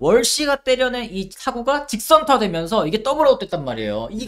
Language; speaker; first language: Korean; native; Korean